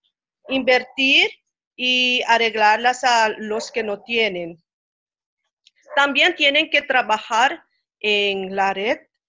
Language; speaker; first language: Spanish; non-native, fluent; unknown